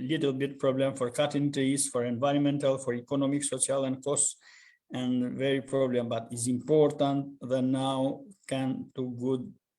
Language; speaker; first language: English; non-native, learner; Albanian